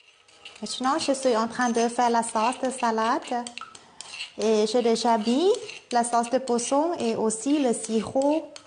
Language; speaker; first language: French; non-native, fluent; Thai